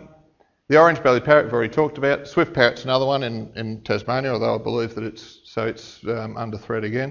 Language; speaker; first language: English; native; English